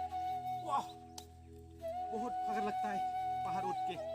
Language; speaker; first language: Hindi; non-native, local second language; Bodo